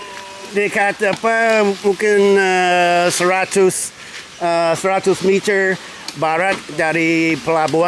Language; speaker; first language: Indonesian; non-native, fluent; English